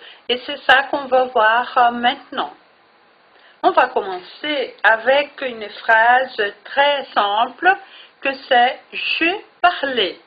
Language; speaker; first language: French; non-native, fluent; Portuguese